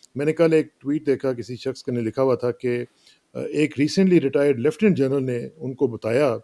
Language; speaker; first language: Urdu; non-native, local second language; Punjabi